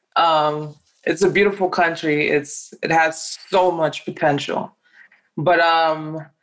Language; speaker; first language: English; non-native, local second language; Yoruba